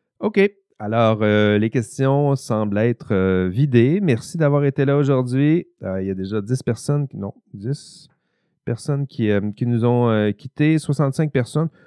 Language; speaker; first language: French; native; French